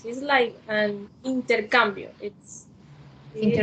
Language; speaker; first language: English; non-native, learner; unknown